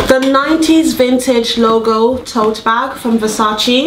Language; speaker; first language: English; native; English